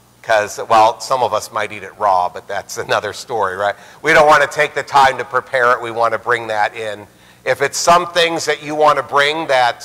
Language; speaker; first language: English; native; English